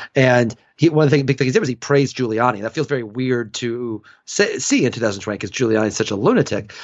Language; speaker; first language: English; native; English